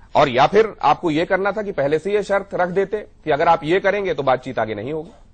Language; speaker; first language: Hindi; native; Hindi